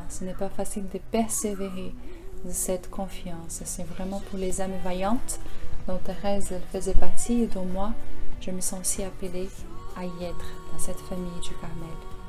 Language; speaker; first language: French; non-native, fluent; Portuguese